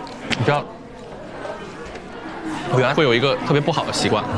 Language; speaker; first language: Chinese; native; Chinese